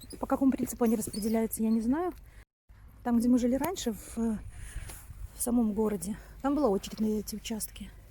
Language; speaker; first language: Russian; native; Russian